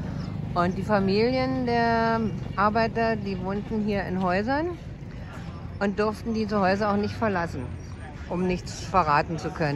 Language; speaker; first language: German; native; German